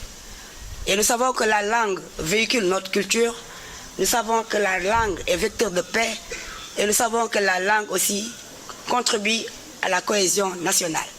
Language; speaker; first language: French; non-native, local second language; Wolof